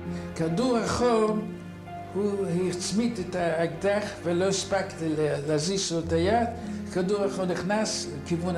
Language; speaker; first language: Hebrew; non-native, fluent; Yiddish